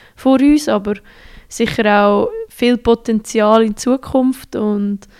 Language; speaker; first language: German; native; German